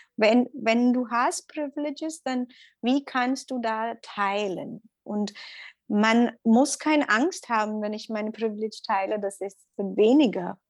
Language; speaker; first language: German; non-native, learner; Tamil